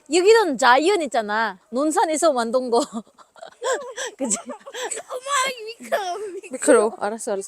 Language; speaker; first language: Korean; non-native, learner; Filipino